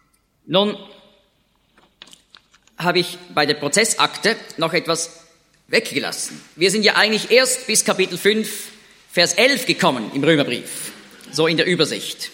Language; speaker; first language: German; native; German